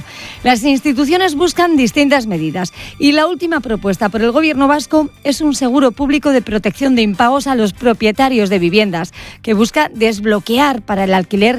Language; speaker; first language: Spanish; native; Spanish